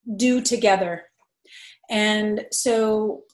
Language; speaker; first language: English; native; English